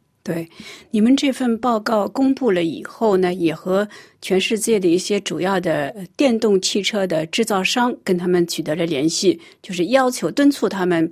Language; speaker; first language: Chinese; native; Chinese